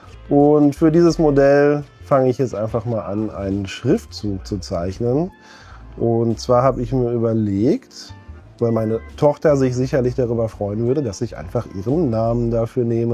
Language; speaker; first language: German; native; German